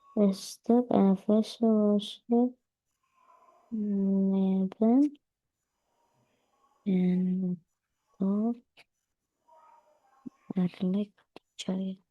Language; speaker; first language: German; non-native, learner; Indonesian